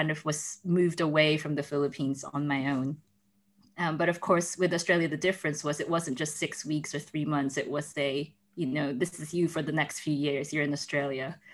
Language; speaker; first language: English; non-native, local second language; Filipino